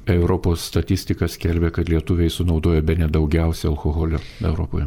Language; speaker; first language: Lithuanian; native; Lithuanian